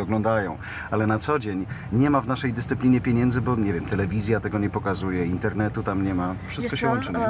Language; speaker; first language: Polish; native; Polish